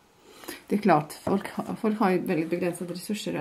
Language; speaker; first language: Swedish; non-native, fluent; Latvian